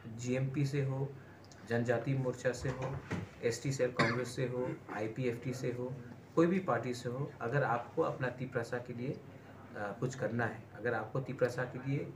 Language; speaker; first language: Hindi; non-native, local second language; Kok Borok